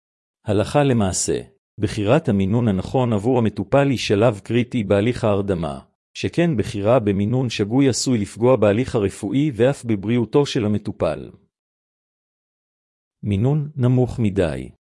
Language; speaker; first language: Hebrew; native; Hebrew